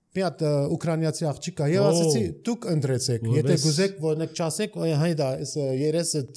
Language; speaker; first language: Armenian; early bilingual, heritage; Armenian